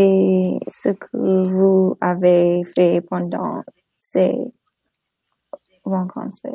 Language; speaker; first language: French; non-native, learner; English